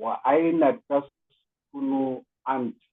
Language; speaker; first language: Arabic; non-native, learner; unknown